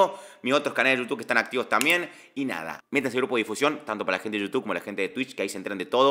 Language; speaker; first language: Spanish; native; Spanish